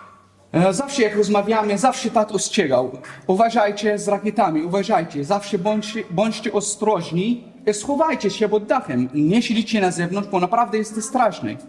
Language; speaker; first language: Polish; non-native, learner; Arabic